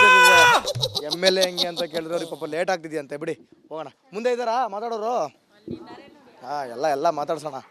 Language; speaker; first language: Kannada; native; Kannada